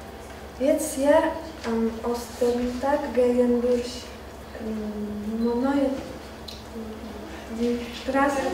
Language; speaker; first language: German; non-native, learner; Polish